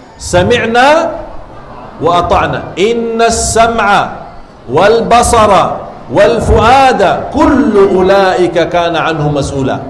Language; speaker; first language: Malay; non-native, fluent; Arabic